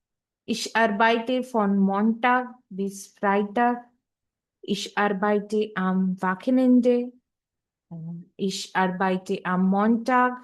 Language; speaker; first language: German; non-native, fluent; Hindi